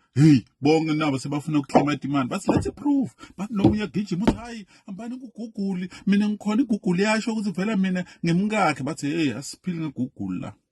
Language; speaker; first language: Zulu; non-native, local second language; Swati